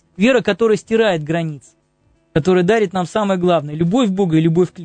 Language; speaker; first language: Russian; native; Russian